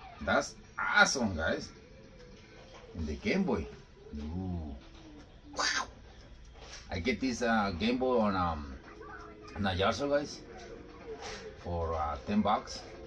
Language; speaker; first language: English; non-native, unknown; Spanish